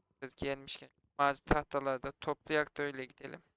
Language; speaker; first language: Turkish; native; Turkish